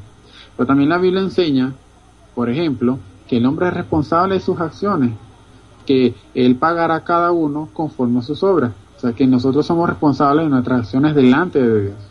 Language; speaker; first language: Spanish; native; Spanish